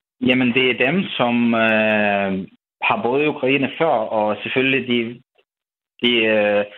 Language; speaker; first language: Danish; non-native, fluent; Ukrainian